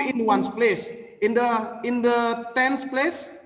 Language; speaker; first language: English; non-native, local second language; Indonesian